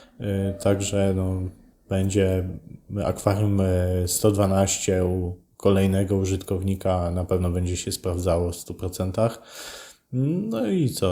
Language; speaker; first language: Polish; native; Polish